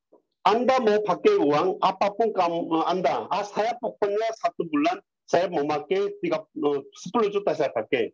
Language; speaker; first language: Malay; non-native, learner; Korean